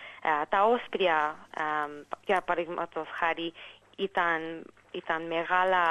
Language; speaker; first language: Greek; early bilingual, heritage; English